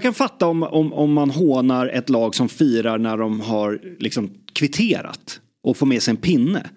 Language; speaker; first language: Swedish; native; Swedish